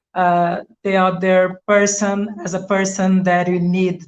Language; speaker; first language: English; non-native, fluent; Portuguese